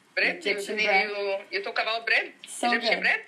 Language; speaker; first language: English; non-native, learner; Arabic